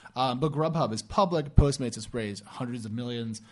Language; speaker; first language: English; native; English